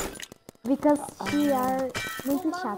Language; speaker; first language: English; non-native, learner; Portuguese